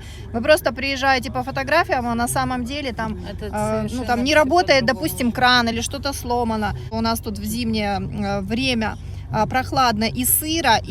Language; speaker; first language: Russian; native; Russian